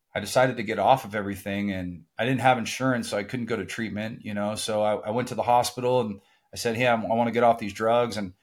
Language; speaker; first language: English; native; English